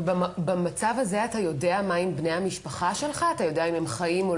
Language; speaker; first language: Hebrew; native; Hebrew